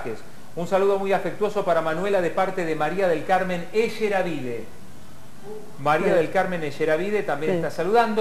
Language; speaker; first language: Spanish; native; Spanish